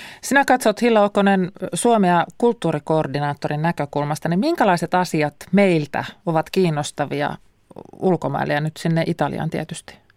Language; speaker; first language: Finnish; native; Finnish